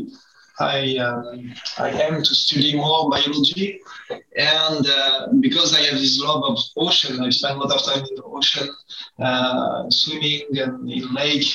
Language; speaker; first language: English; non-native, learner; French